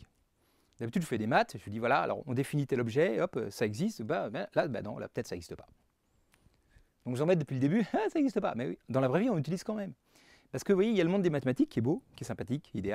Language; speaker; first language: French; native; French